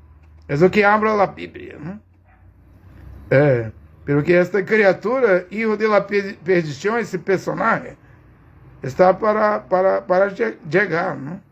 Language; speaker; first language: Spanish; non-native, learner; Portuguese